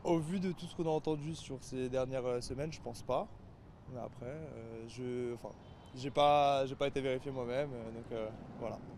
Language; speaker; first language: French; native; French